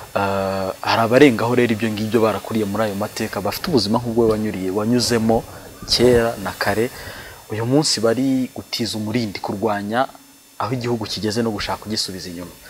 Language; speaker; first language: Kinyarwanda; native; Kinyarwanda